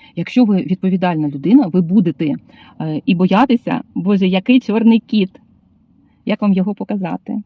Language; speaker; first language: Ukrainian; native; Ukrainian